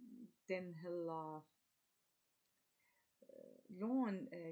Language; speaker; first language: Danish; non-native, learner; Arabic